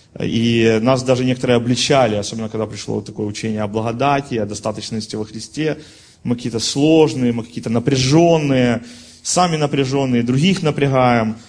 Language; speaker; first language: Russian; native; Russian